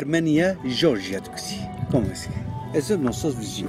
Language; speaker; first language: Portuguese; non-native, learner; Turkish